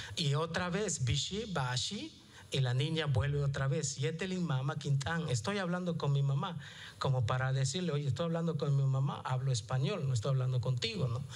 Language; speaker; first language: Spanish; non-native, local second language; Yucateco